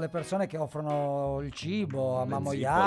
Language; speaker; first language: Italian; native; Italian